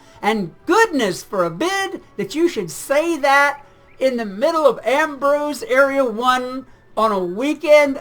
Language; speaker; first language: English; native; English